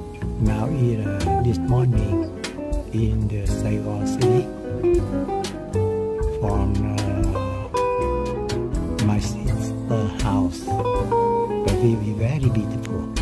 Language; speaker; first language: English; non-native, learner; Vietnamese